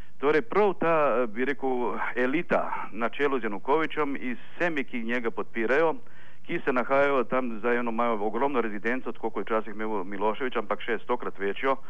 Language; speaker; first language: Slovenian; non-native, fluent; Ukrainian